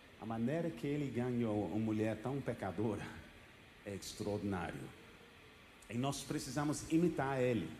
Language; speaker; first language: Portuguese; non-native, fluent; English